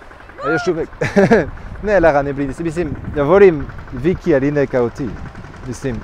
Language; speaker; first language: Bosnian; non-native, learner; French